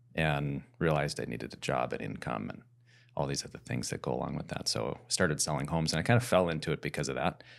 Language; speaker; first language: English; native; English